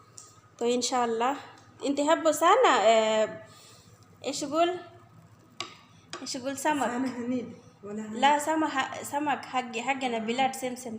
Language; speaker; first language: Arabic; non-native, learner; Bangla